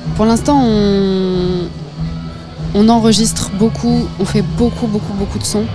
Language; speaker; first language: French; native; French